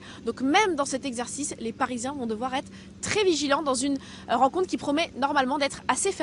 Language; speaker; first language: French; native; French